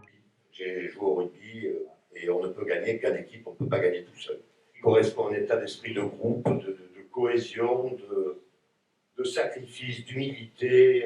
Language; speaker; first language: French; native; French